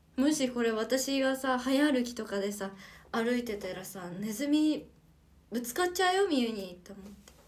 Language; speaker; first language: Japanese; native; Japanese